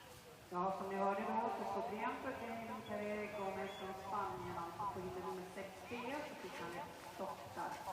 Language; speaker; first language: Swedish; native; Swedish